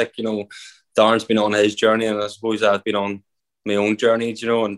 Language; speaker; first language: English; native; English